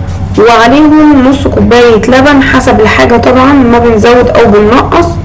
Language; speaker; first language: Arabic; native; Arabic